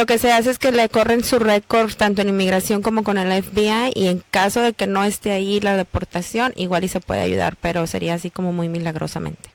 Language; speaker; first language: Spanish; native; Spanish